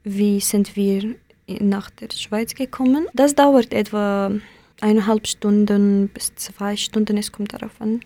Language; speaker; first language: German; non-native, learner; Kurdish